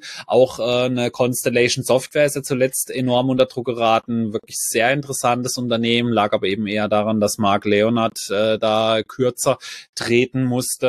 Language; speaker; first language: German; native; German